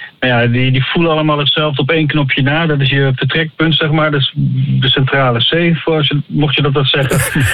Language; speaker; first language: Dutch; native; Dutch